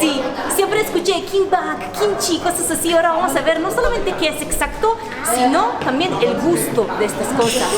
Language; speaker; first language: Spanish; non-native, fluent; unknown